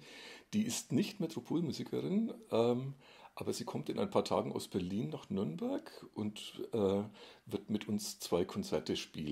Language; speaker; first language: German; native; German